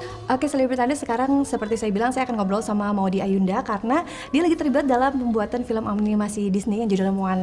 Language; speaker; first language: Indonesian; native; Indonesian